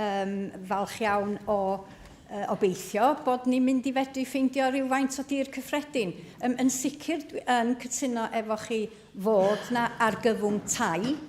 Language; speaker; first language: Welsh; native; Welsh